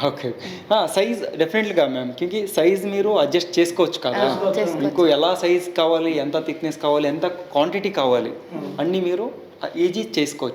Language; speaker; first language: Telugu; non-native, local second language; Hindi